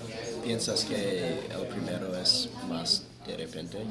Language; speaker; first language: Spanish; non-native, fluent; English